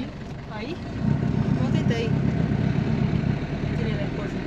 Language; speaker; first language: Spanish; native; Spanish